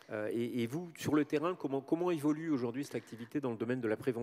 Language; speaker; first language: French; native; French